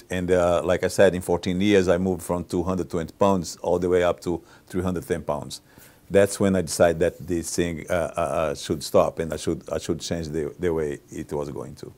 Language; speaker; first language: English; non-native, fluent; Portuguese